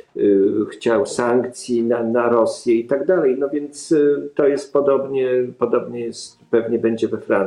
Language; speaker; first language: Polish; native; Polish